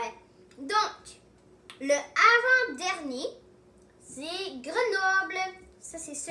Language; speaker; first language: French; non-native, local second language; English